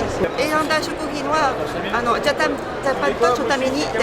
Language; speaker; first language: Japanese; non-native, learner; French